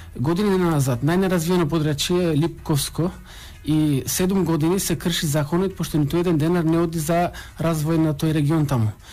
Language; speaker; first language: Macedonian; non-native, local second language; Albanian